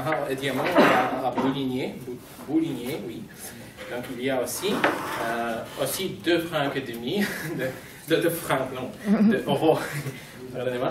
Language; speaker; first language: French; non-native, fluent; Polish